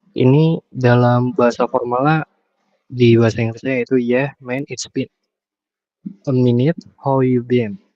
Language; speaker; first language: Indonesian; native; Indonesian